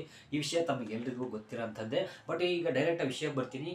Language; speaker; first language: Kannada; native; Kannada